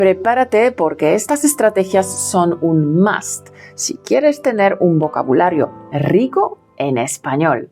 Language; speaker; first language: Spanish; non-native, fluent; Polish